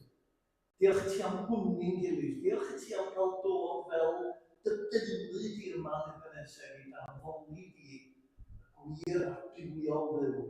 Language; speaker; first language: Welsh; native; Welsh